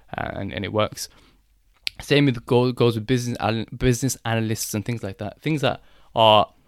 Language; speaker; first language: English; native; English